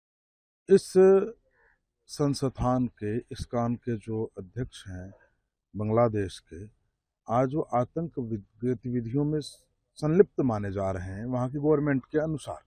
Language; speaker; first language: Hindi; native; Hindi